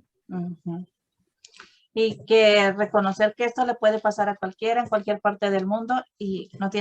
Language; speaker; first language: Spanish; native; Spanish